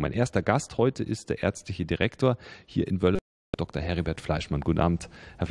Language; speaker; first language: German; native; German